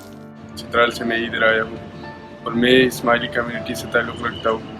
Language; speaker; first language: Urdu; non-native, local second language; Khowar